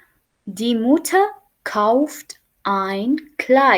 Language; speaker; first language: German; non-native, fluent; Urdu